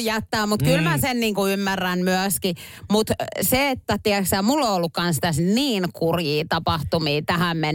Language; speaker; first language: Finnish; native; Finnish